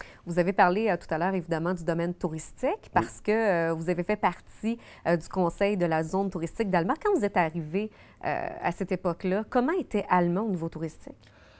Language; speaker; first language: French; native; French